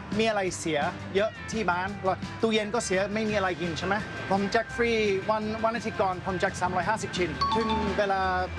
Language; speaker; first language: Thai; non-native, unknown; English